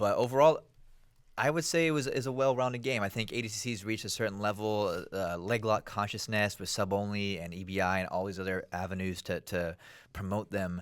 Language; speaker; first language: English; native; English